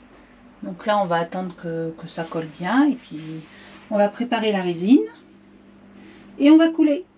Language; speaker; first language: French; native; French